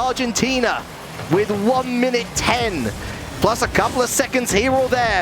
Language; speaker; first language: English; native; English